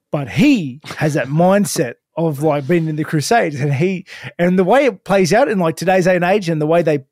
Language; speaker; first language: English; native; English